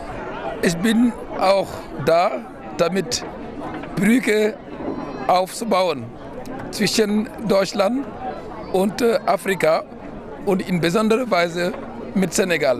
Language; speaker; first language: German; non-native, fluent; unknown